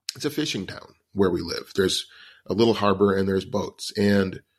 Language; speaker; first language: English; native; English